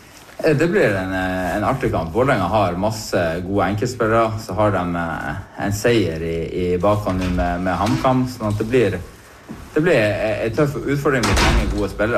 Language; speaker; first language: Norwegian; native; Norwegian